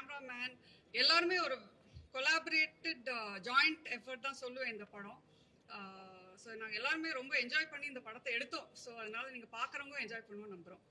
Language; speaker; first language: Tamil; native; Tamil